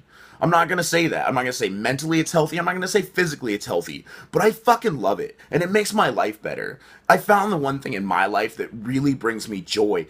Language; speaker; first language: English; native; English